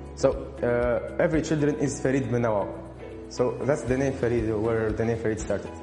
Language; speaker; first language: English; non-native, fluent; Arabic